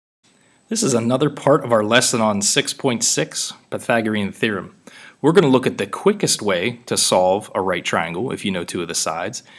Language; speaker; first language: English; native; English